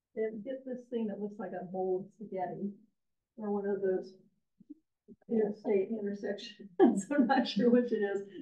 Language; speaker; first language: English; native; English